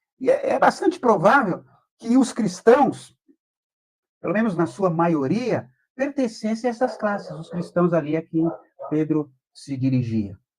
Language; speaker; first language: Portuguese; native; Portuguese